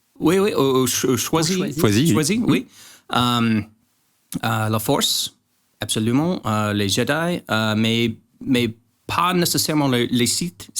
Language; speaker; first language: French; non-native, learner; English